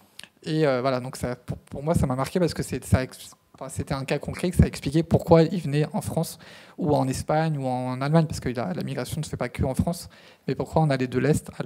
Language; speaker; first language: French; native; French